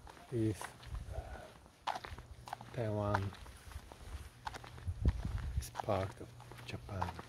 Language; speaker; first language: English; non-native, fluent; Portuguese